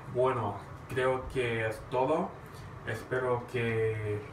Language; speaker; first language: Spanish; non-native, fluent; English